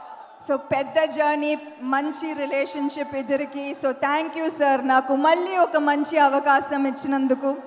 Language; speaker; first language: Telugu; non-native, fluent; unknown